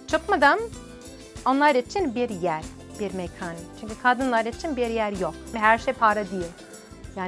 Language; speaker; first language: Turkish; non-native, learner; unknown